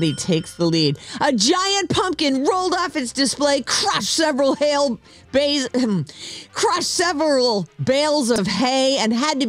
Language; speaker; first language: English; native; English